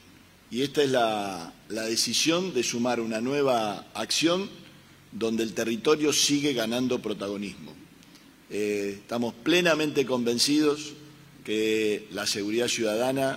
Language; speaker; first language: Spanish; native; Spanish